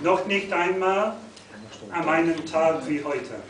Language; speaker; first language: German; non-native, learner; English